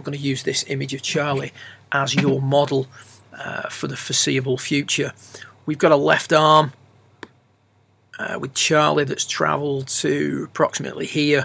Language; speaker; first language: English; native; English